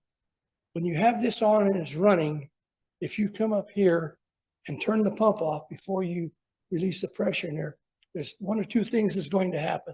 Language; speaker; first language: English; native; English